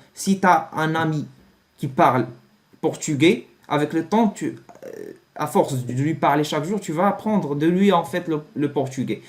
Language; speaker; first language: French; non-native, fluent; Arabic